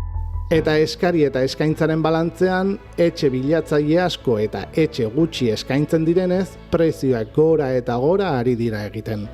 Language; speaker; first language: Basque; native; Basque